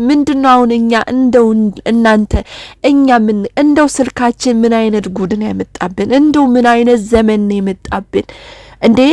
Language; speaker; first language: Amharic; non-native, local second language; Oromo